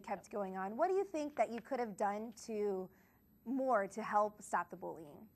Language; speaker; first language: English; native; English